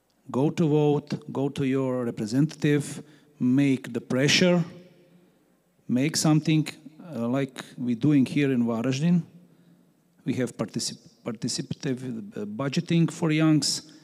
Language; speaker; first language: English; non-native, learner; Croatian